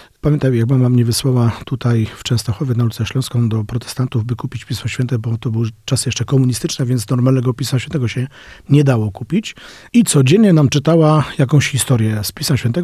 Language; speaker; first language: Polish; native; Polish